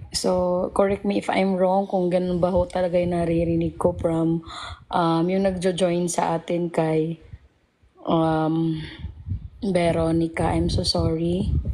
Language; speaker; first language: Filipino; non-native, local second language; Cebuano